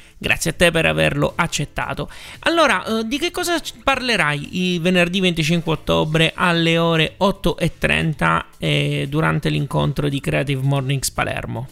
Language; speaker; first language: Italian; native; Italian